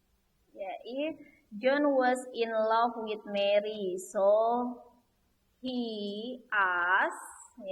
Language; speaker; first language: English; non-native, learner; Indonesian